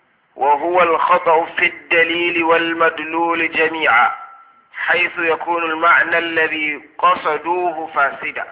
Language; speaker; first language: Arabic; non-native, fluent; Hausa